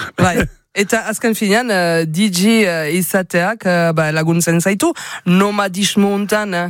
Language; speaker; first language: Basque; native; Basque